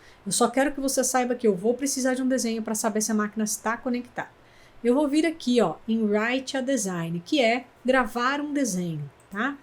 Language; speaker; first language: Portuguese; native; Portuguese